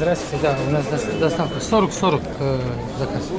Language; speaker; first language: Russian; non-native, fluent; Tajik